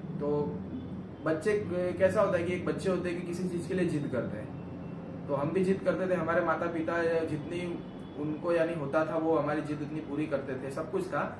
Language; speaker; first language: Hindi; native; Hindi